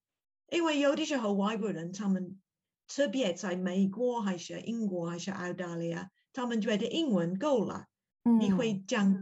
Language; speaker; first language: Chinese; non-native, learner; English